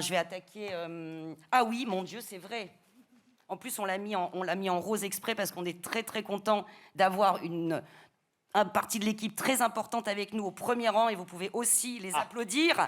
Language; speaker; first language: French; native; French